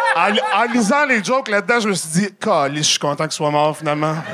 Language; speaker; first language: French; native; French